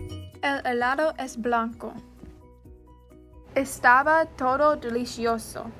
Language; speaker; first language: Spanish; non-native, learner; English